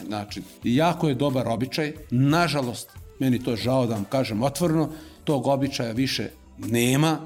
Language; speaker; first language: Serbian; non-native, local second language; Macedonian